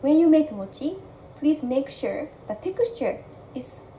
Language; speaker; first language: English; non-native, fluent; Japanese